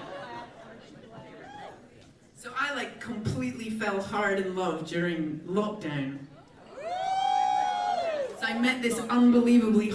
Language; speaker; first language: English; native; English